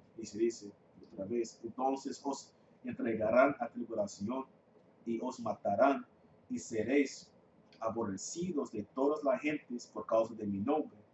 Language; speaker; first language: Spanish; non-native, fluent; English